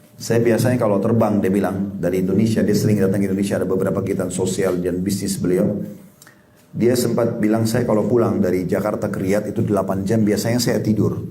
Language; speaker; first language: Indonesian; native; Indonesian